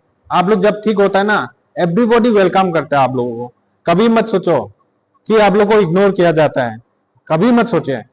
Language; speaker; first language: Hindi; non-native, local second language; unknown